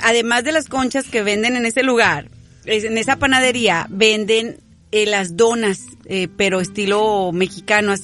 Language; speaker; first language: Spanish; native; Spanish